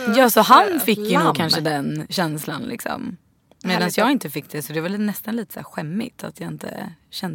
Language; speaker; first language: Swedish; native; Swedish